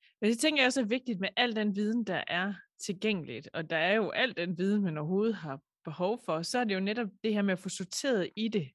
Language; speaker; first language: Danish; native; Danish